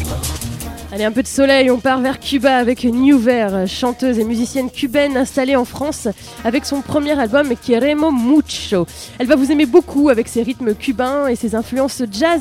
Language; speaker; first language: French; native; French